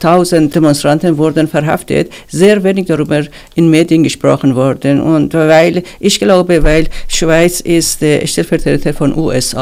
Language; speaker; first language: German; non-native, learner; Persian